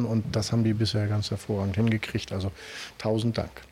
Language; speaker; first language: German; native; German